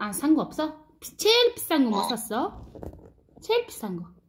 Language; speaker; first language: Korean; non-native, fluent; Uzbek